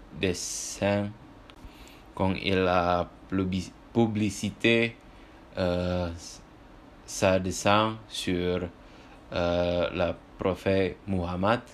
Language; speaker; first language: French; non-native, learner; Indonesian